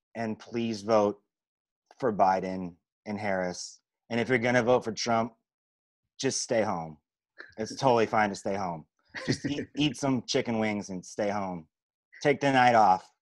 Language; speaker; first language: English; native; English